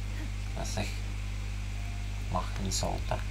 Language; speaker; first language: German; non-native, learner; English